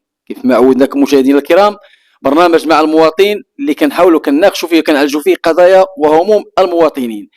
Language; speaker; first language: Arabic; native; Arabic